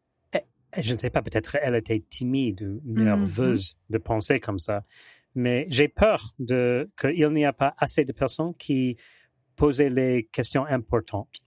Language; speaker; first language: French; non-native, fluent; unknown